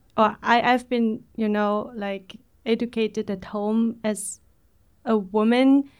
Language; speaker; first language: English; early bilingual, other home language; Vietnamese